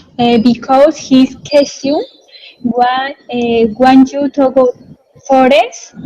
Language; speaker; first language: English; non-native, learner; Spanish